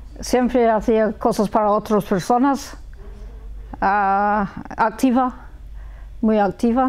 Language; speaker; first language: Spanish; early bilingual, heritage; Spanish